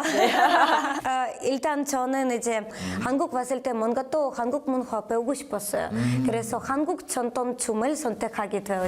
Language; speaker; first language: Korean; non-native, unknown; Ukrainian